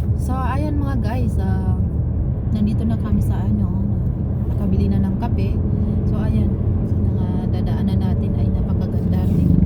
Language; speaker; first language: Filipino; non-native, local second language; Maguindanaon